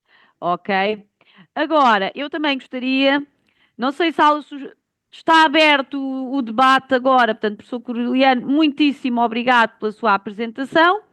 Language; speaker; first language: Portuguese; native; Portuguese